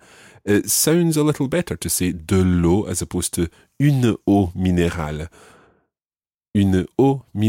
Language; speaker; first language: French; non-native, fluent; English